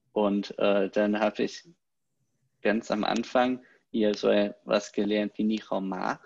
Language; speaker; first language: German; native; German